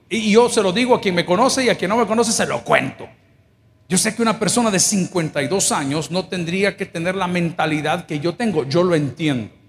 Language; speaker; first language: Spanish; native; Spanish